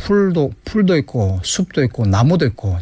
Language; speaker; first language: Korean; native; Korean